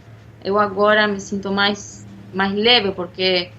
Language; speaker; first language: Portuguese; non-native, fluent; Spanish